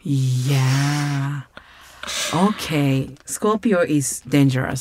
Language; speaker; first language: English; non-native, learner; Japanese